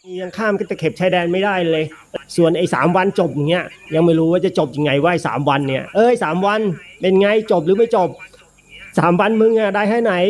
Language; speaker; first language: Thai; native; Thai